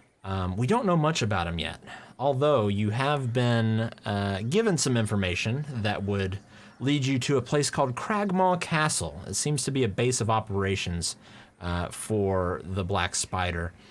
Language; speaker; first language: English; native; English